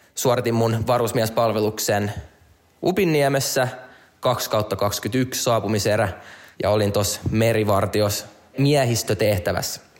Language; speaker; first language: Finnish; non-native, local second language; Swedish